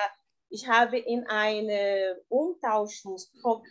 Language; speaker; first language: German; non-native, learner; Portuguese